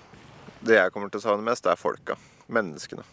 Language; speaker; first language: Norwegian; native; Norwegian